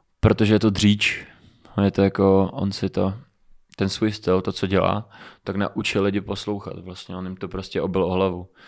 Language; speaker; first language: Czech; early bilingual, other home language; Romanian